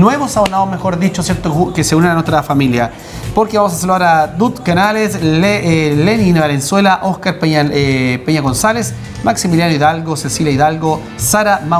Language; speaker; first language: Spanish; native; Spanish